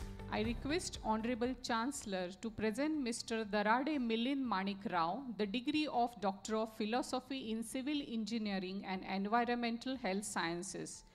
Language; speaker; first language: English; non-native, local second language; Marathi